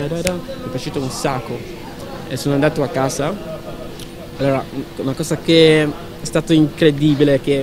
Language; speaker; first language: Italian; non-native, learner; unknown